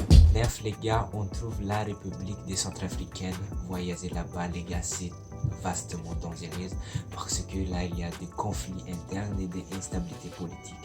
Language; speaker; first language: French; non-native, local second language; Malagasy